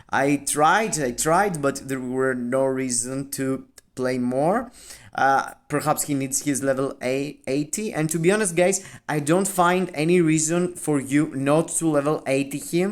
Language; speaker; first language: English; non-native, fluent; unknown